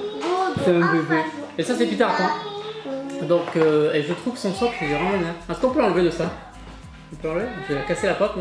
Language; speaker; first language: French; native; French